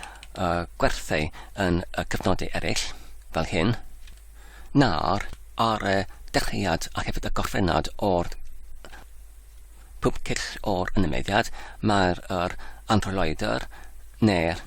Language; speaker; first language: Welsh; non-native, learner; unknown